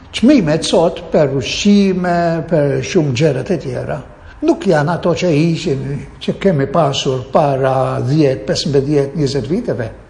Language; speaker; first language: Albanian; non-native, fluent; Maltese